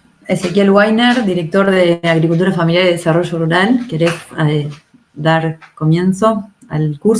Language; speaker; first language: Spanish; native; Spanish